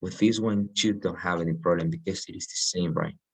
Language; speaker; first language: English; non-native, fluent; Spanish